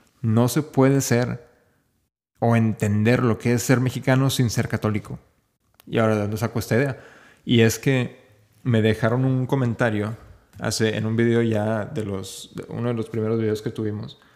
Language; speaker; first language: Spanish; native; Spanish